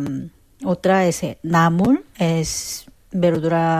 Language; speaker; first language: Spanish; non-native, fluent; Korean